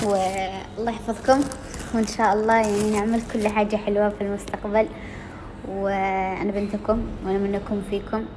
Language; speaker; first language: Arabic; native; Arabic